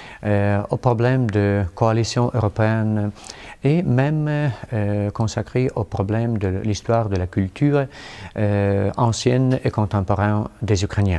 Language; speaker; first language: French; non-native, fluent; Ukrainian